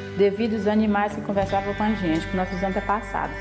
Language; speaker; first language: Portuguese; non-native, local second language; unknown